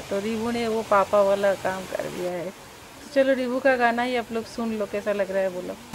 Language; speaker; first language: Hindi; non-native, local second language; Bangla